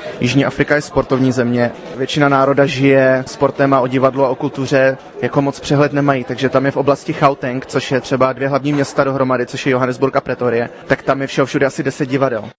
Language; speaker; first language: Czech; early bilingual, heritage; Czech